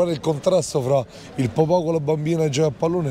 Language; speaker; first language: Italian; native; Italian